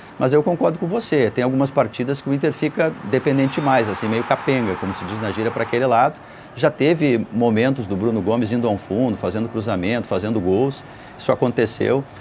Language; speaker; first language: Portuguese; native; Portuguese